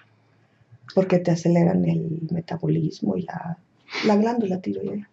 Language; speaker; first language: Spanish; native; Spanish